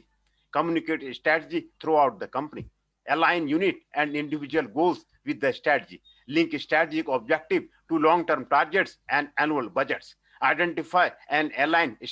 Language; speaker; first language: English; non-native, local second language; Hindi